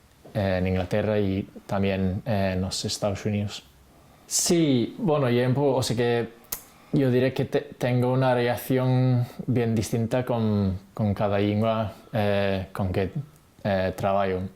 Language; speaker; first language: Spanish; non-native, fluent; English